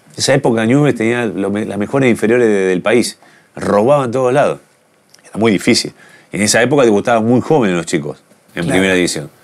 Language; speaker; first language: Spanish; native; Spanish